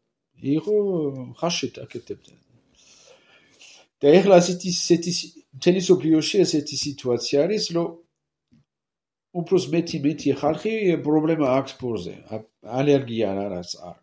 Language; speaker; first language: Georgian; non-native, learner; French